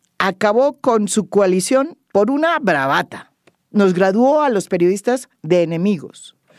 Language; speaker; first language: Spanish; native; Spanish